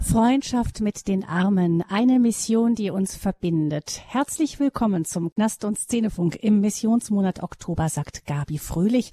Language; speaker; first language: German; native; German